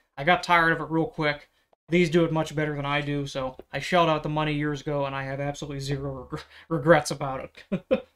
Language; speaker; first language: English; native; English